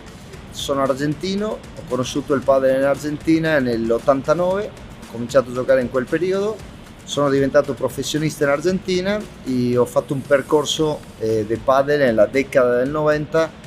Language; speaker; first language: Italian; non-native, fluent; Spanish